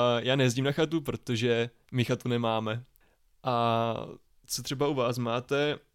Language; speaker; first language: Czech; native; Czech